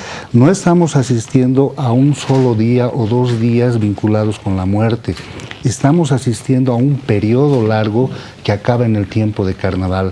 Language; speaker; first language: Spanish; native; Spanish